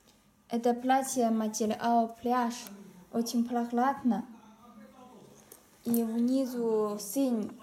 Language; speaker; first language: Russian; non-native, learner; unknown